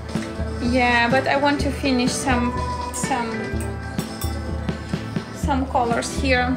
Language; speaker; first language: English; non-native, learner; Ukrainian